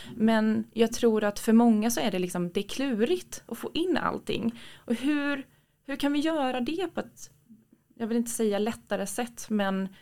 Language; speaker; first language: Swedish; native; Swedish